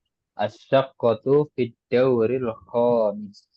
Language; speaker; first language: Arabic; non-native, fluent; Indonesian